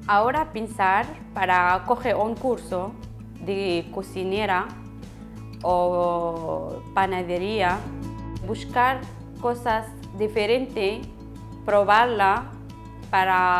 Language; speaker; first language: Spanish; non-native, learner; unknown